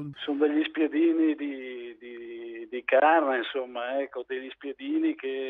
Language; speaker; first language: Italian; native; Italian